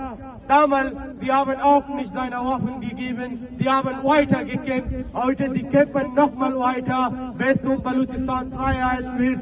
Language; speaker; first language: German; non-native, learner; Baluchi